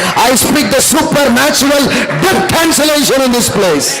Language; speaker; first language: English; non-native, local second language; Tamil